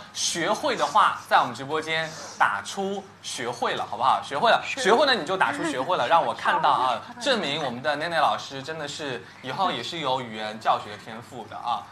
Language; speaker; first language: Chinese; native; Chinese